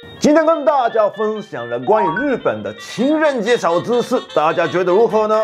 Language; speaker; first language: Chinese; non-native, fluent; Japanese